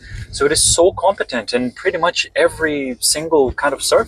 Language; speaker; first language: English; native; English